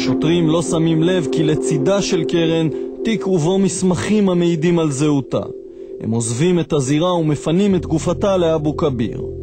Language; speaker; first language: Hebrew; native; Hebrew